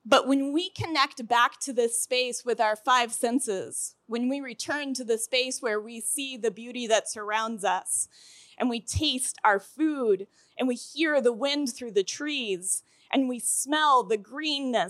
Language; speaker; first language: English; native; English